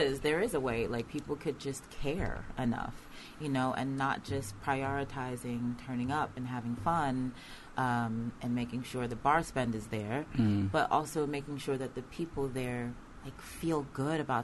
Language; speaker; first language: English; native; English